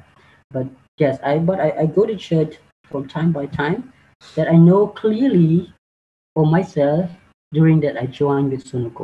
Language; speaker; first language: English; non-native, learner; Khmer